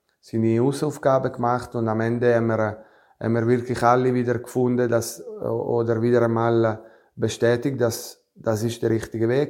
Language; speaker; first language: German; non-native, fluent; Italian